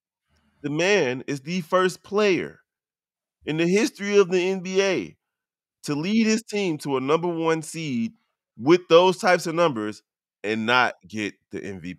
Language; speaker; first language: English; native; English